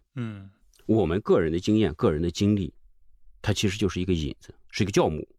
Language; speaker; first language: Chinese; native; Chinese